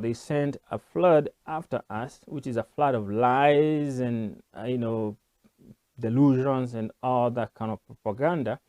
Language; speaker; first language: English; non-native, local second language; Kikuyu